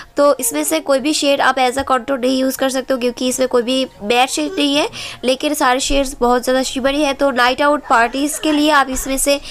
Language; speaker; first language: Hindi; non-native, local second language; Bangla